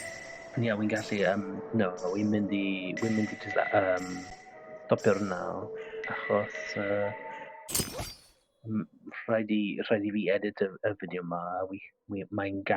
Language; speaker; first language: Welsh; non-native, learner; English